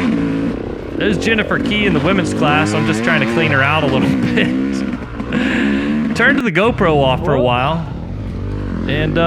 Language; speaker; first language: English; native; English